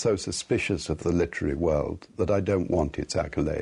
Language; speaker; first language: English; native; English